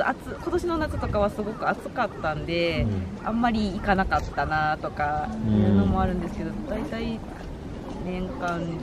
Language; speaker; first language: Japanese; native; Japanese